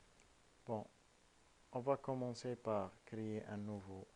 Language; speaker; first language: French; non-native, local second language; Arabic